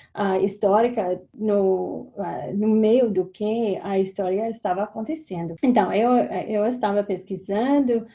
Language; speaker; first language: Portuguese; non-native, learner; English